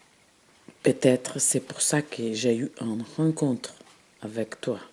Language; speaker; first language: French; non-native, fluent; Portuguese